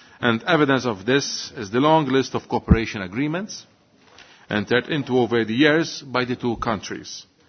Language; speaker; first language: English; non-native, local second language; Maltese